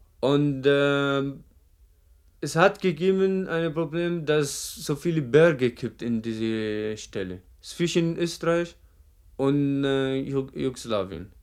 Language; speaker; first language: German; non-native, fluent; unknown